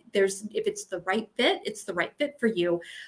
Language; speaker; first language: English; native; English